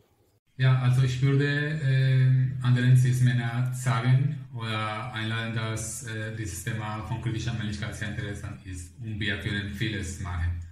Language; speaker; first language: German; non-native, fluent; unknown